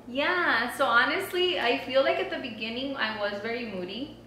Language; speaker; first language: English; early bilingual, other home language; Spanish